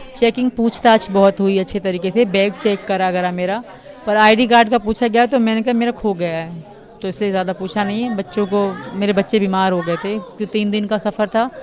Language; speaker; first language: Urdu; non-native, local second language; Sindhi